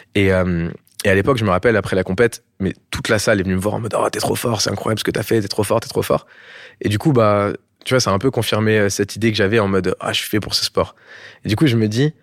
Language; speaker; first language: French; native; French